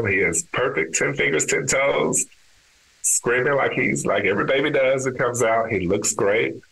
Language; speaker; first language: English; native; English